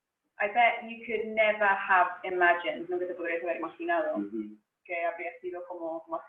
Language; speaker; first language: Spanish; non-native, fluent; English